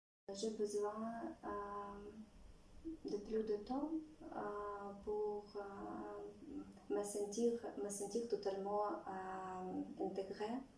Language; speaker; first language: French; non-native, learner; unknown